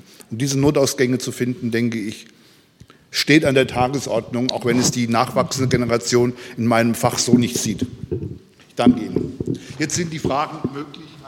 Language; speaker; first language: German; native; German